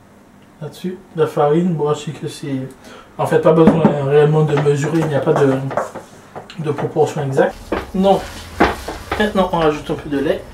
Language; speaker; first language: French; native; French